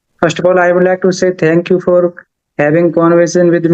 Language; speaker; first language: English; non-native, learner; Haryanvi